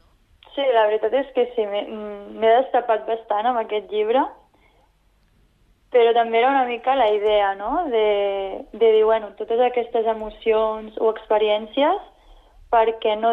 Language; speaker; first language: Catalan; non-native, local second language; Spanish